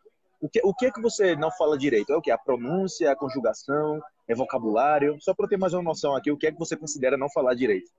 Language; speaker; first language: Portuguese; native; Portuguese